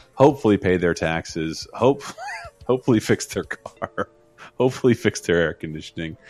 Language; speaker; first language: English; native; English